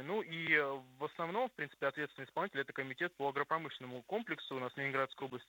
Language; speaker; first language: Russian; native; Russian